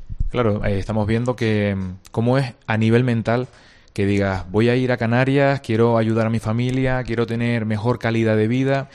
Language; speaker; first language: Spanish; native; Spanish